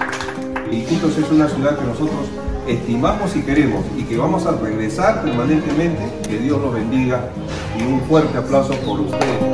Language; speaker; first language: Spanish; native; Spanish